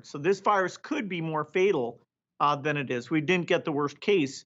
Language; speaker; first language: English; native; English